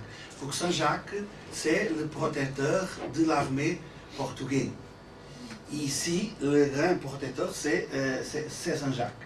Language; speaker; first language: French; non-native, learner; Portuguese